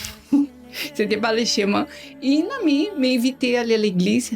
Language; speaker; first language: French; non-native, learner; Portuguese